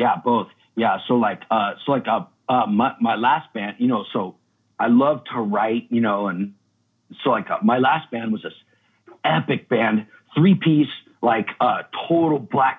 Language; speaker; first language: English; native; English